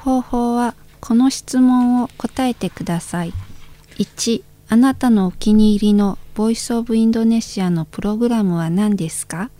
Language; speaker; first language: Japanese; non-native, learner; Indonesian